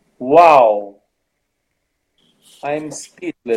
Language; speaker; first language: English; non-native, fluent; Portuguese